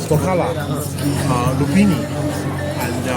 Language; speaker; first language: English; non-native, learner; Chinese